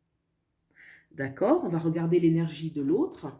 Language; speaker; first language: French; native; French